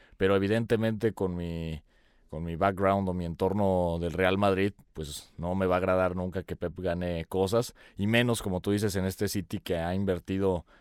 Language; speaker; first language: Spanish; native; Spanish